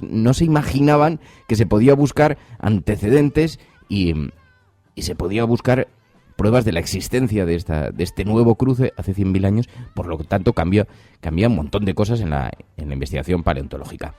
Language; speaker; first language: Spanish; native; Spanish